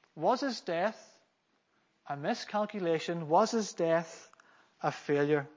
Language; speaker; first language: English; native; English